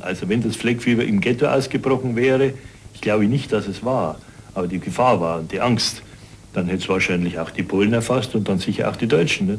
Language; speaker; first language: German; native; German